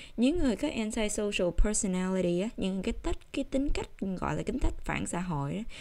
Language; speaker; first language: Vietnamese; early bilingual, heritage; Vietnamese